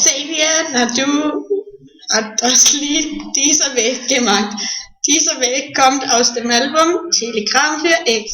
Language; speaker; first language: German; non-native, learner; Danish